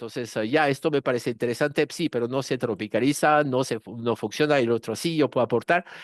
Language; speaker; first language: Spanish; non-native, fluent; French